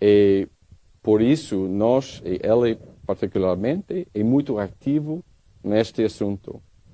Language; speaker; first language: Portuguese; non-native, learner; English